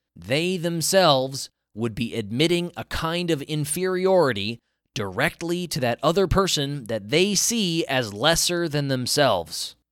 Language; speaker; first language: English; native; English